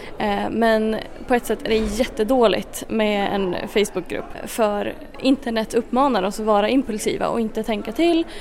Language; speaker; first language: Swedish; native; Swedish